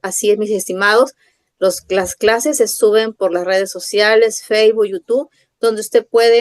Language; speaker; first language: Spanish; native; Spanish